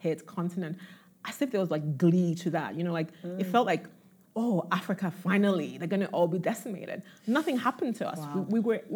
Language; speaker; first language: English; non-native, local second language; Igbo